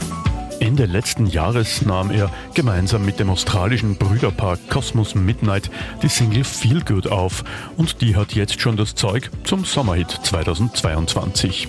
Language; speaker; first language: German; native; German